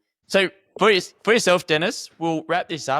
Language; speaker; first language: English; native; English